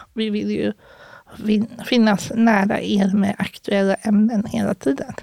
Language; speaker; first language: Swedish; native; Swedish